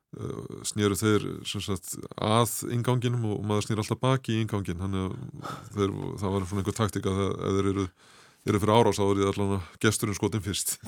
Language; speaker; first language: Icelandic; native; Icelandic